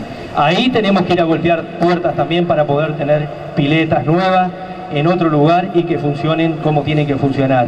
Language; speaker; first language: Spanish; native; Spanish